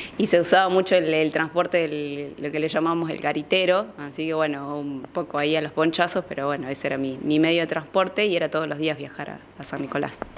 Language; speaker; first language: Spanish; native; Spanish